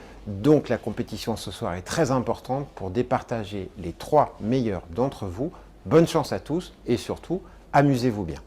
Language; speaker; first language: French; native; French